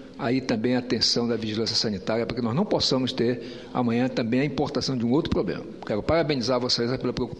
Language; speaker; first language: Portuguese; native; Portuguese